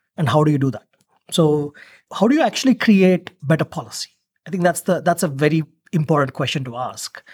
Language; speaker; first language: English; non-native, local second language; Telugu